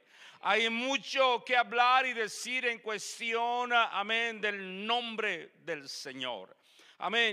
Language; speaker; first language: Spanish; native; Spanish